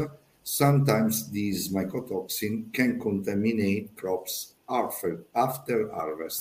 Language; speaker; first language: English; non-native, fluent; Italian